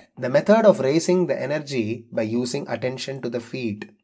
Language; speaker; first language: English; non-native, local second language; Tamil